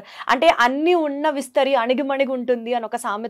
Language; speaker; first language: Telugu; native; Telugu